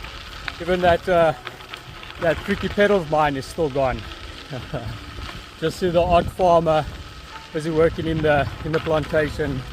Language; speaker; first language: English; native; English